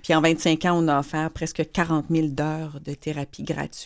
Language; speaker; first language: French; native; French